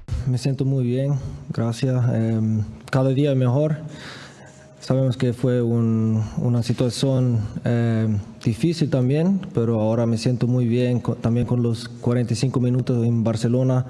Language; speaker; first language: Spanish; non-native, fluent; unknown